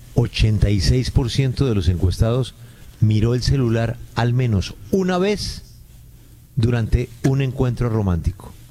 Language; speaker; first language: Spanish; native; Spanish